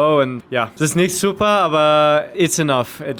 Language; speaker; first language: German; non-native, learner; English